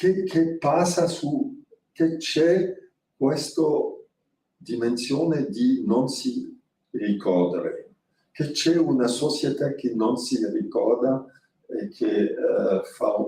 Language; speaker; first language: Italian; non-native, fluent; French